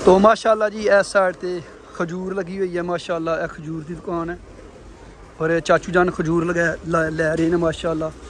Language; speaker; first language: Hindi; non-native, local second language; Punjabi